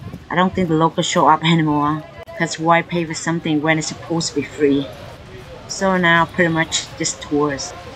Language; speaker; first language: English; non-native, fluent; Vietnamese